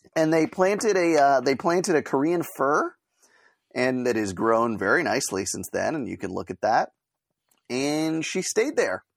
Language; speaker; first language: English; native; English